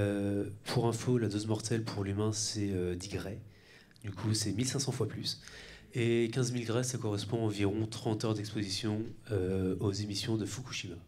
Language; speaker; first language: French; native; French